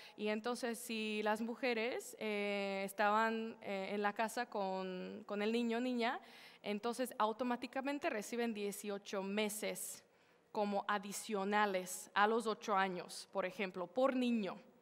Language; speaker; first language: Spanish; non-native, fluent; Slovak